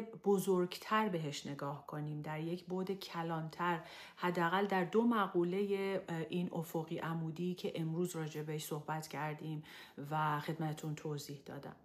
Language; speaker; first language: Persian; native; Persian